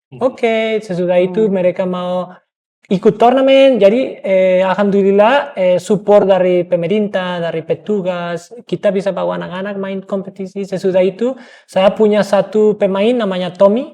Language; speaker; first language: Indonesian; non-native, fluent; English